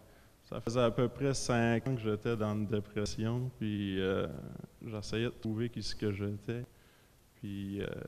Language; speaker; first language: French; native; French